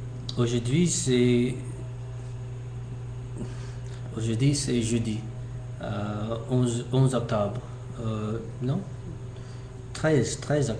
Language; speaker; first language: French; non-native, learner; English